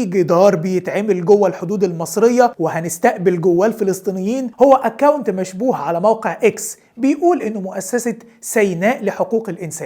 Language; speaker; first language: Arabic; native; Arabic